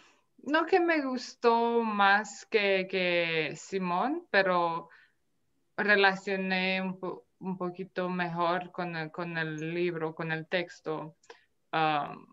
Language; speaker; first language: Spanish; non-native, fluent; Romanian